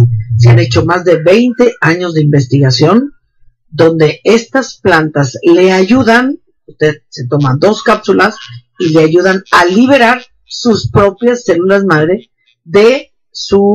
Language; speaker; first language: Spanish; native; Spanish